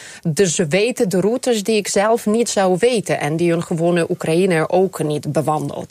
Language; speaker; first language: Dutch; non-native, fluent; Ukrainian